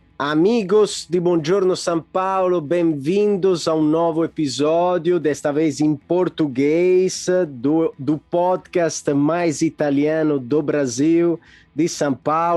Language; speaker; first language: Portuguese; non-native, fluent; Italian